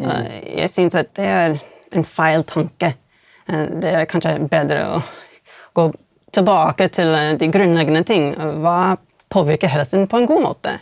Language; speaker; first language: Norwegian; non-native, fluent; English